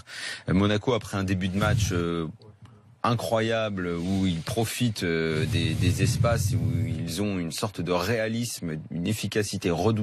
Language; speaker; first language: French; native; French